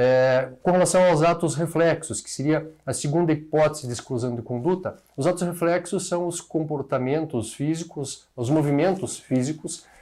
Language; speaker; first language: Portuguese; native; Portuguese